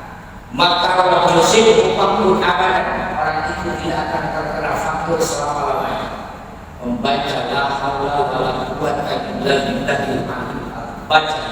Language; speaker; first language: Indonesian; non-native, local second language; Sundanese